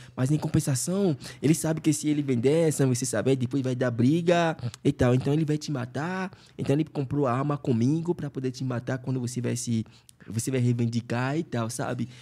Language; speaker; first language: Portuguese; non-native, fluent; Fon